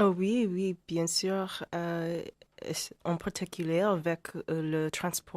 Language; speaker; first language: French; non-native, learner; English